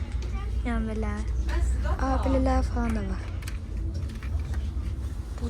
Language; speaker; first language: Turkish; non-native, learner; Azerbaijani